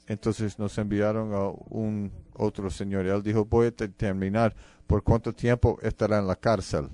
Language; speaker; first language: Spanish; non-native, fluent; English